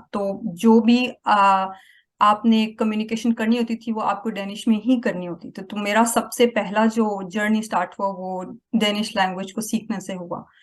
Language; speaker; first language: Urdu; native; Urdu